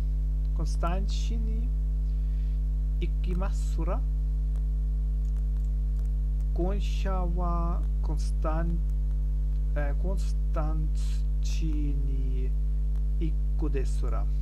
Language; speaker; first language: Japanese; non-native, learner; German